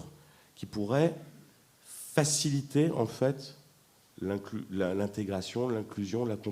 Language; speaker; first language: French; native; French